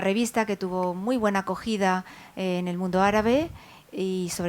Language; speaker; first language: Spanish; native; Spanish